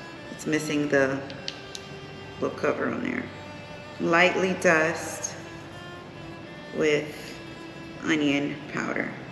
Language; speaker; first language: English; early bilingual, other home language; Spanish